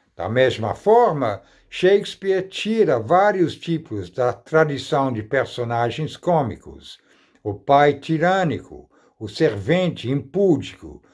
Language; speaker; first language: Portuguese; non-native, fluent; English